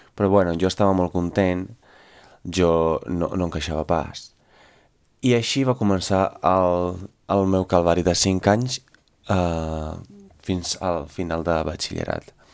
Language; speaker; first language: Catalan; non-native, fluent; Italian